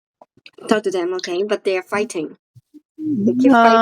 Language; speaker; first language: English; non-native, fluent; Cantonese